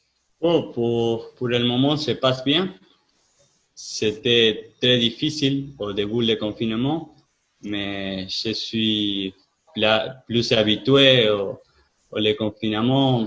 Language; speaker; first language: French; non-native, fluent; Spanish